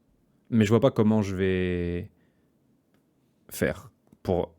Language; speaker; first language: French; native; French